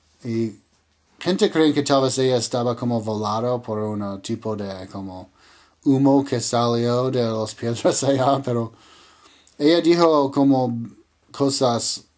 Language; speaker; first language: Spanish; non-native, learner; English